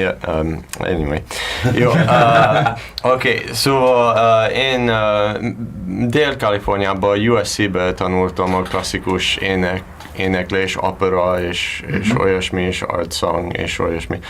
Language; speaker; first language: Hungarian; non-native, learner; English